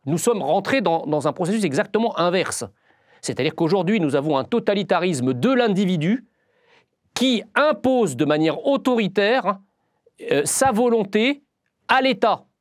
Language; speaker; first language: French; early bilingual, other home language; Arabic